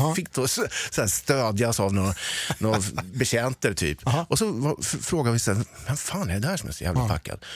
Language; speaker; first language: Swedish; native; Swedish